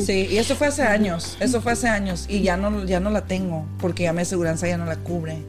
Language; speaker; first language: Spanish; early bilingual, heritage; Spanish